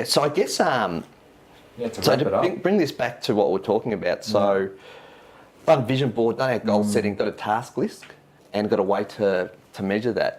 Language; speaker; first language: English; native; English